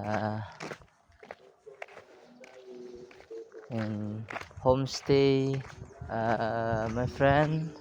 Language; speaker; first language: English; non-native, learner; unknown